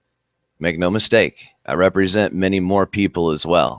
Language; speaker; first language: English; native; English